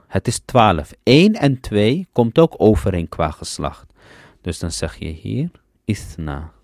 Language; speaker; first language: Dutch; early bilingual, other home language; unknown